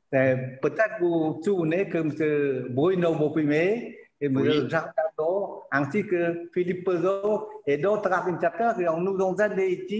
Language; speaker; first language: French; non-native, learner; Khmer